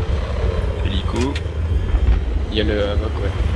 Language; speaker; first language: French; native; French